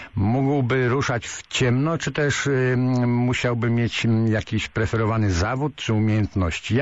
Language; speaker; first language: Polish; native; Polish